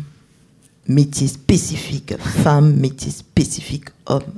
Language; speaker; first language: French; native; French